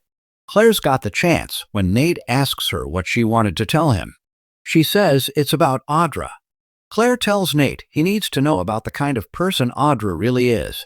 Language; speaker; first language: English; native; English